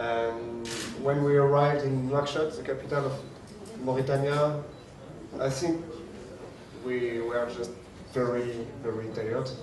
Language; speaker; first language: English; non-native, learner; French